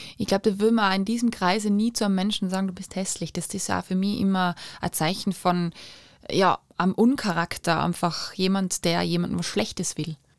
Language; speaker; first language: German; native; German